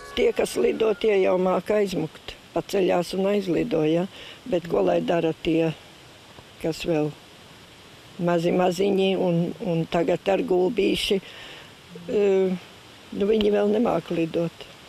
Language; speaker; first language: Latvian; native; Latvian